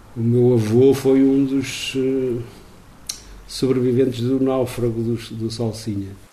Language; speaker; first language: Portuguese; native; Portuguese